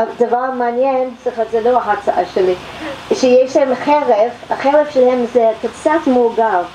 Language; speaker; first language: Hebrew; non-native, fluent; English